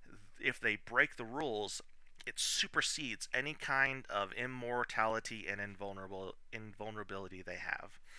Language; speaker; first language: English; native; English